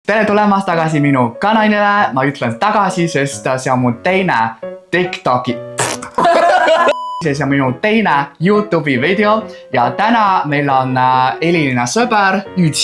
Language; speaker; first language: Estonian; early bilingual, other home language; Chinese